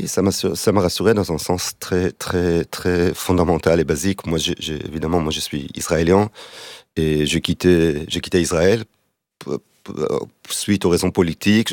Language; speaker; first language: French; non-native, fluent; Hebrew